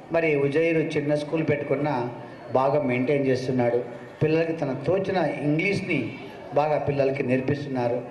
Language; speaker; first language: Telugu; non-native, local second language; Kannada